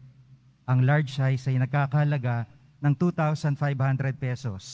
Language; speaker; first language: Filipino; native; Filipino